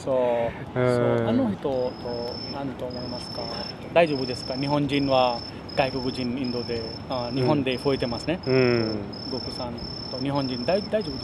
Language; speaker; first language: Japanese; non-native, learner; Hindi